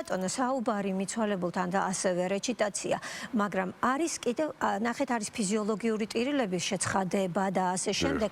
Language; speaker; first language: Georgian; native; Georgian